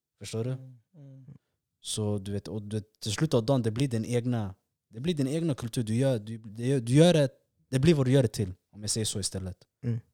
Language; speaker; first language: Swedish; early bilingual, other home language; Somali